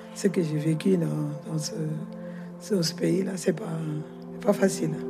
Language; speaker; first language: French; non-native, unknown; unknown